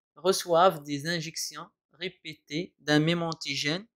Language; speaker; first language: French; non-native, local second language; Arabic